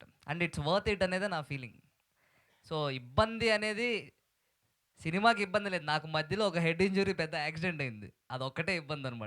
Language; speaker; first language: Telugu; native; Telugu